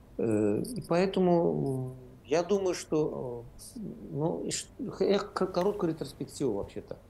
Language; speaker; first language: Russian; non-native, local second language; Azerbaijani